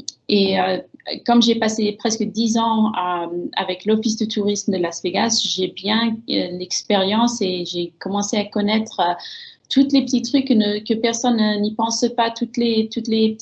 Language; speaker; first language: French; early bilingual, heritage; French